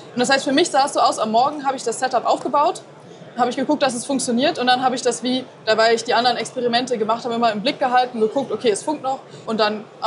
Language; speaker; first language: German; native; German